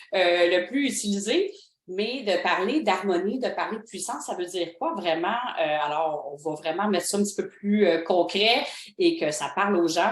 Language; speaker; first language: French; native; French